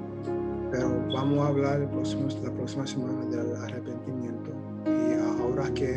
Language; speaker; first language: Spanish; early bilingual, heritage; Spanish